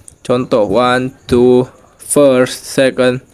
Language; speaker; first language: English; non-native, learner; Indonesian